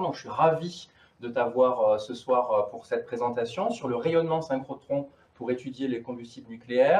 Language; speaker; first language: French; native; French